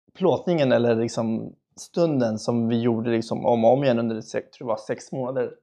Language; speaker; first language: Swedish; early bilingual, other home language; Spanish